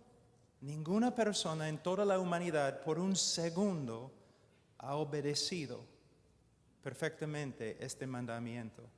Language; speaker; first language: Spanish; non-native, fluent; English